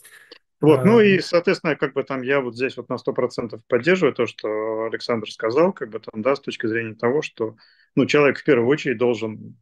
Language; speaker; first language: Russian; native; Russian